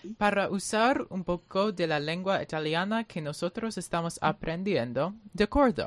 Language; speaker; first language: Spanish; non-native, learner; English